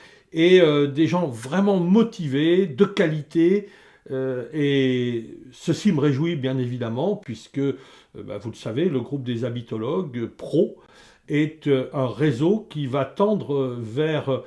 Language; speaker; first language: French; native; French